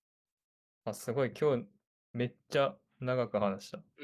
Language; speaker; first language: Japanese; native; Japanese